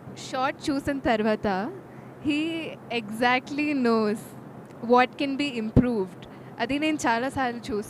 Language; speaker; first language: Telugu; non-native, fluent; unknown